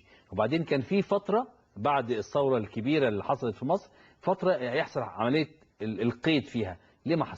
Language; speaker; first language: Arabic; native; Arabic